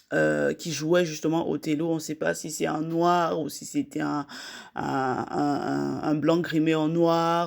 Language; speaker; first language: French; native; French